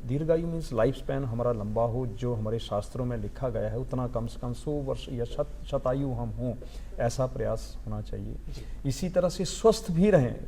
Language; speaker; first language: Hindi; native; Hindi